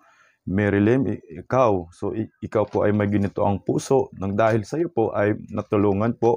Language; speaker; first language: Filipino; non-native, local second language; Cebuano